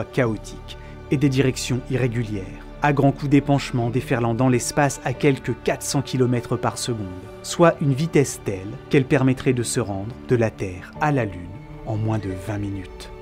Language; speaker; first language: French; native; French